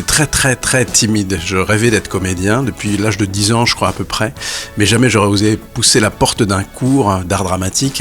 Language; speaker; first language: French; native; French